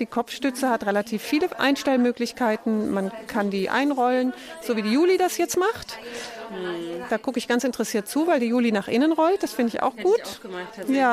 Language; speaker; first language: German; native; German